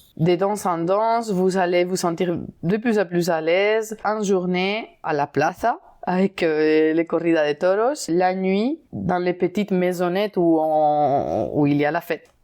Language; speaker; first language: French; non-native, fluent; Spanish